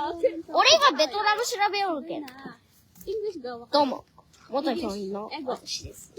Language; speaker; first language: Japanese; native; Japanese